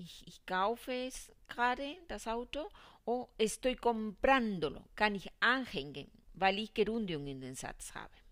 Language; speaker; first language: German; non-native, fluent; Spanish